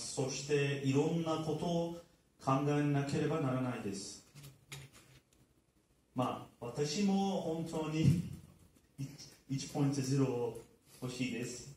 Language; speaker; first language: Japanese; non-native, learner; Turkish